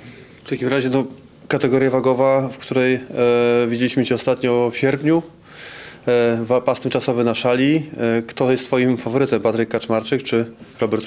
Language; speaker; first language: Polish; native; Polish